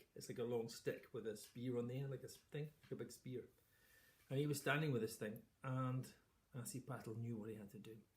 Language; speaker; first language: English; native; English